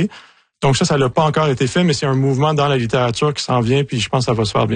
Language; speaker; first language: French; native; French